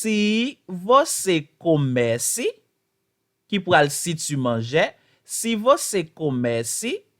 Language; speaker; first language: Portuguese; non-native, fluent; Haitian Creole